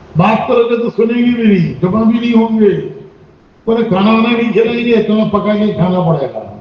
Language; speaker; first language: Urdu; native; Urdu